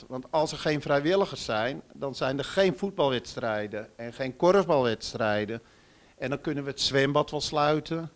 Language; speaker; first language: Dutch; native; Dutch